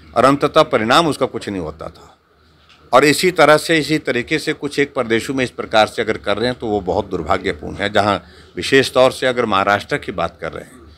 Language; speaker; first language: Hindi; native; Hindi